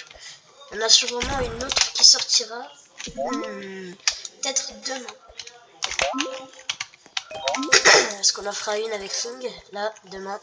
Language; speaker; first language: French; native; French